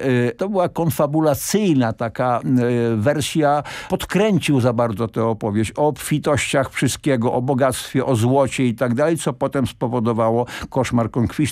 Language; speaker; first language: Polish; native; Polish